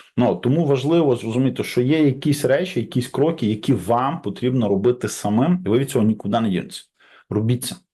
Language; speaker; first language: Ukrainian; non-native, local second language; Russian